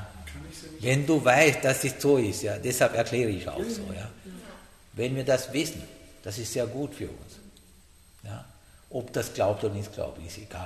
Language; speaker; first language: German; non-native, learner; Sinhala